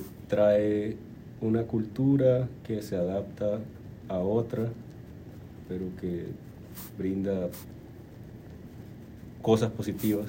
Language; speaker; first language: Spanish; native; Spanish